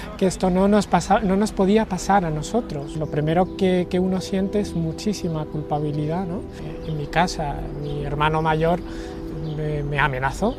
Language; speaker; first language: Spanish; non-native, fluent; Arabic